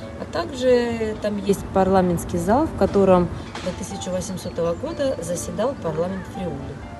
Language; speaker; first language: Russian; native; Russian